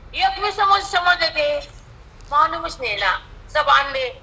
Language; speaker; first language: Hindi; non-native, local second language; Marathi